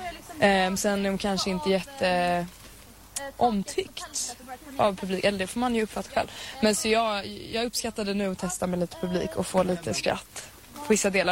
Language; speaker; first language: Swedish; native; Swedish